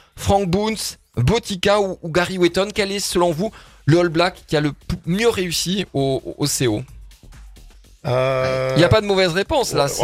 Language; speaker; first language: French; native; French